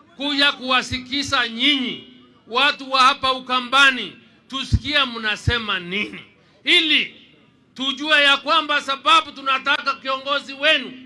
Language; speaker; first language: Swahili; non-native, local second language; Kikuyu